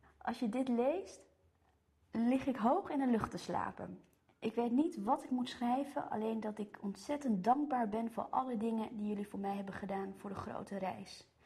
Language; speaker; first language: Dutch; early bilingual, other home language; Korean